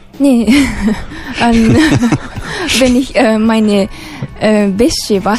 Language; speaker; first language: German; non-native, learner; Japanese